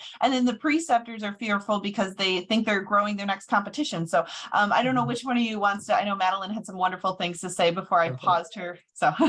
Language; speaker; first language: English; native; English